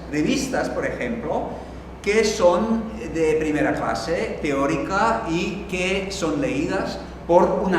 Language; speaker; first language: Spanish; non-native, fluent; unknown